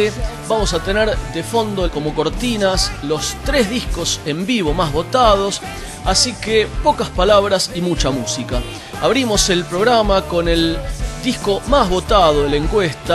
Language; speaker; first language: Spanish; native; Spanish